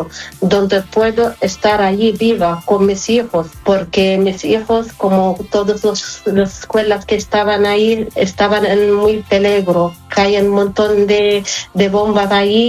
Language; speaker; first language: Spanish; non-native, fluent; Arabic